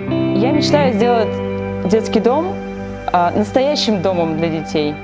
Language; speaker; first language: Russian; native; Russian